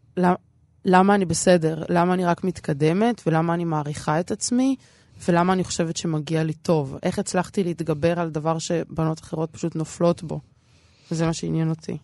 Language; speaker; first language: Hebrew; early bilingual, other home language; Russian